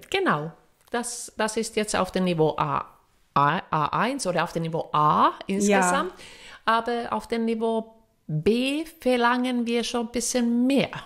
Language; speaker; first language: German; non-native, fluent; Finnish